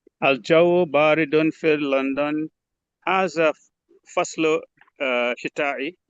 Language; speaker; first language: Arabic; non-native, learner; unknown